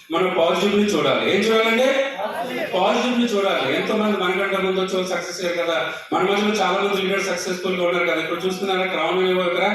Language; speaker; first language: Telugu; non-native, local second language; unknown